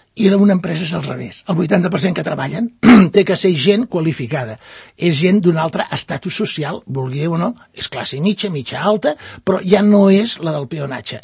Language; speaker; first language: Catalan; non-native, local second language; Spanish